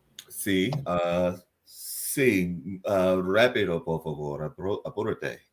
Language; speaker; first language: Spanish; non-native, learner; English